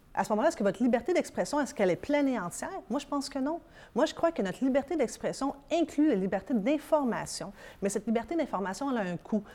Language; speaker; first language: French; early bilingual, other home language; Arabic